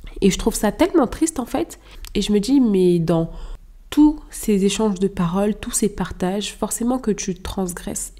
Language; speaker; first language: French; non-native, local second language; Lingala